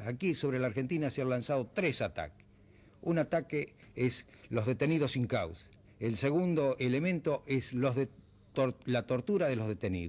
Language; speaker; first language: Spanish; native; Spanish